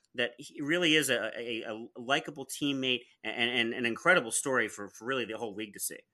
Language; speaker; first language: English; early bilingual, other home language; Italian